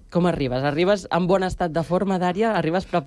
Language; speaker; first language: Catalan; native; Catalan